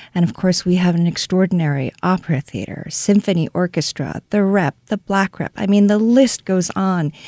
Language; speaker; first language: English; non-native, fluent; Korean